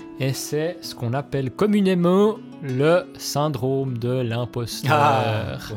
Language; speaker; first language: French; native; French